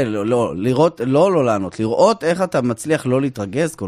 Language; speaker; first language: Hebrew; native; Hebrew